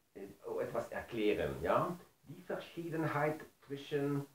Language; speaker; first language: German; non-native, fluent; Spanish